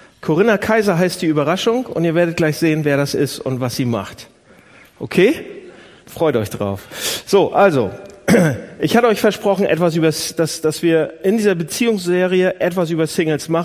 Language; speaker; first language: German; native; German